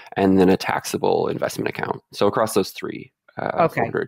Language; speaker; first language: English; native; English